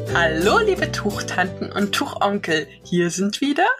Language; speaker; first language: German; native; German